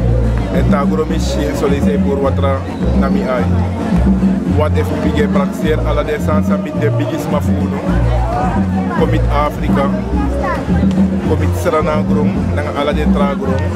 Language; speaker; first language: Dutch; non-native, local second language; Sranan Tongo